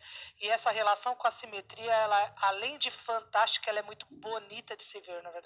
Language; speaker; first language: Portuguese; native; Portuguese